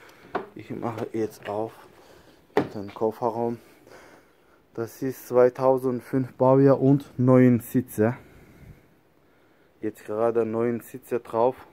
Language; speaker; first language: German; non-native, learner; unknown